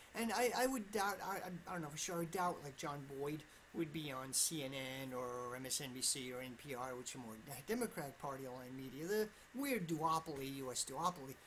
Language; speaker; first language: English; native; English